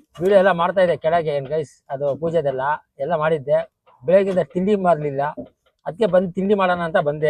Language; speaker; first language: Kannada; non-native, local second language; Urdu